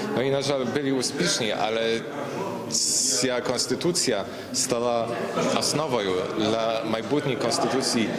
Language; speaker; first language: Ukrainian; non-native, fluent; Polish